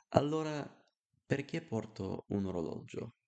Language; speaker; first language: Italian; non-native, learner; Bulgarian